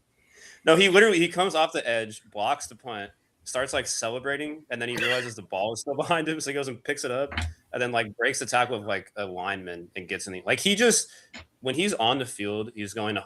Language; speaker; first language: English; native; English